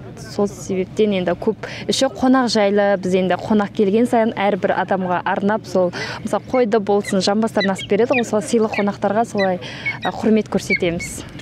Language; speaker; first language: Kazakh; early bilingual, heritage; Kazakh